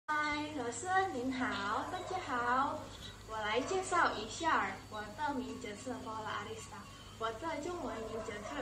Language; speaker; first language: Chinese; non-native, learner; Indonesian